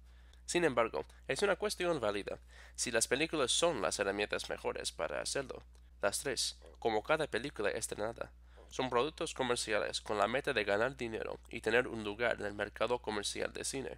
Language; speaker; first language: Spanish; non-native, fluent; English